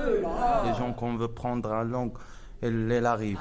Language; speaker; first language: French; non-native, learner; Arabic